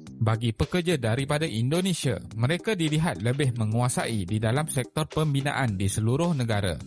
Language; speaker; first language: Malay; native; Malay